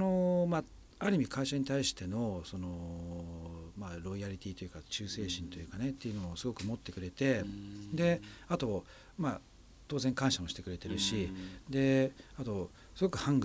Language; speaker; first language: Japanese; native; Japanese